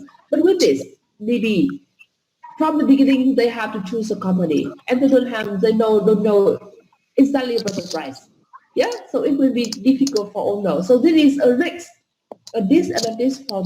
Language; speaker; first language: English; non-native, fluent; Vietnamese